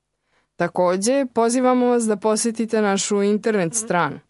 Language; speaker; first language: Serbian; native; Serbian